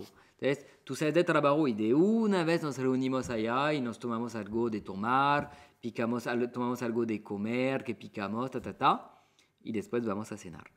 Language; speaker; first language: Spanish; non-native, fluent; French